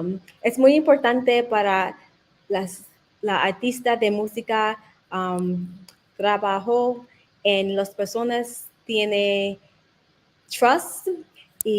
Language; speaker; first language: Spanish; non-native, learner; English